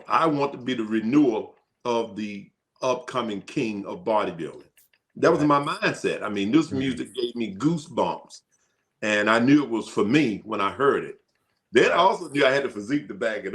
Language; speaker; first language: English; native; English